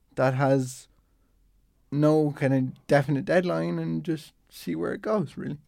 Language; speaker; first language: English; native; English